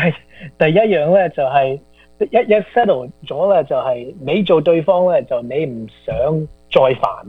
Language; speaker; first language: Chinese; early bilingual, heritage; Cantonese